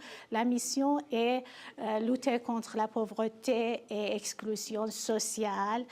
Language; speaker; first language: French; non-native, fluent; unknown